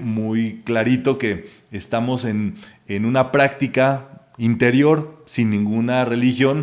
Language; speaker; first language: Spanish; native; Spanish